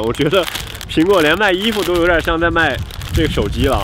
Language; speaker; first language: Chinese; native; Chinese